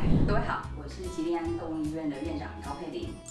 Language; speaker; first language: Chinese; native; Chinese